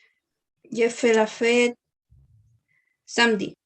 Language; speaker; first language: French; non-native, learner; Spanish